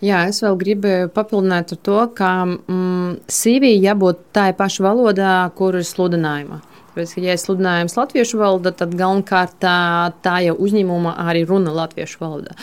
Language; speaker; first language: Latvian; non-native, local second language; Russian